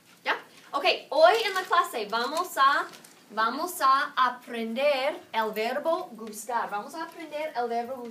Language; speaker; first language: Spanish; non-native, fluent; English